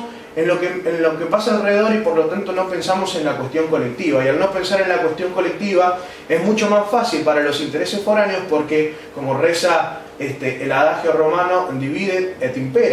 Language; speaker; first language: Spanish; native; Spanish